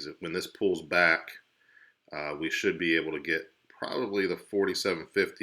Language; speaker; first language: English; native; English